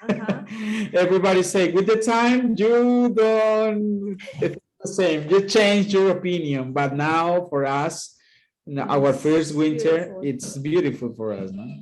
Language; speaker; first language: English; non-native, learner; Spanish